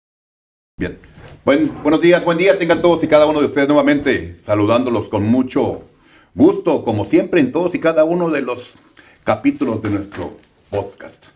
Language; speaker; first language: Spanish; native; Spanish